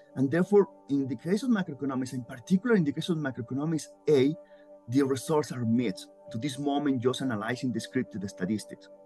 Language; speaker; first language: English; non-native, fluent; Spanish